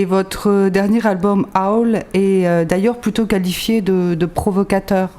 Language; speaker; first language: French; native; French